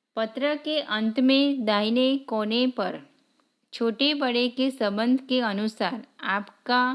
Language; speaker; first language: Hindi; non-native, local second language; Gujarati